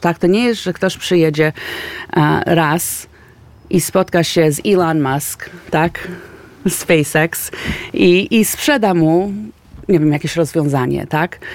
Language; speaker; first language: Polish; early bilingual, heritage; Polish